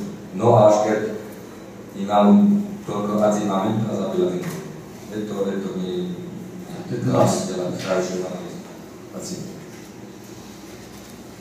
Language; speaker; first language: Russian; non-native, learner; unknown